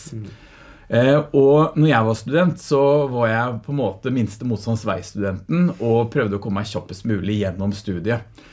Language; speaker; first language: Norwegian; native; Norwegian